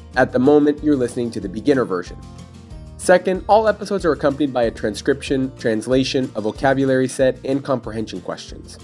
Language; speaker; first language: English; native; English